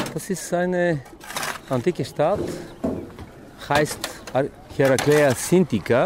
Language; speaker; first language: German; non-native, fluent; Bulgarian